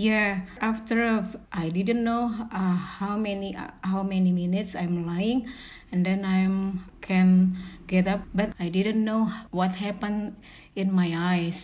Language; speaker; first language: English; non-native, learner; Indonesian